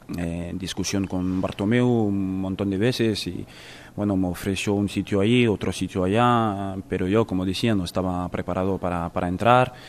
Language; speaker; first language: Spanish; non-native, fluent; French